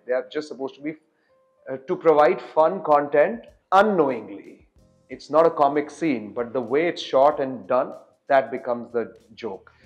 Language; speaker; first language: English; non-native, local second language; Hindi